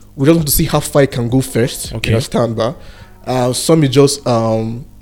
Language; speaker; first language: English; non-native, local second language; Igbo